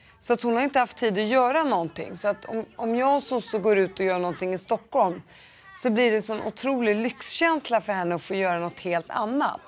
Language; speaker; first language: Swedish; early bilingual, other home language; Arabic